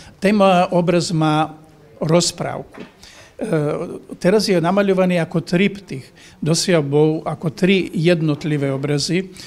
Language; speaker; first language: Slovak; native; Slovak